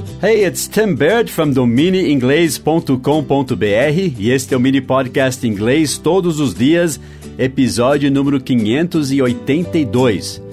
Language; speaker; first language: Portuguese; non-native, fluent; English